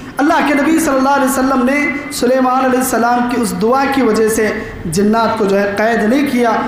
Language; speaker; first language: Urdu; native; Urdu